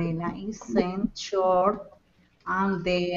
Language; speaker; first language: English; non-native, learner; Spanish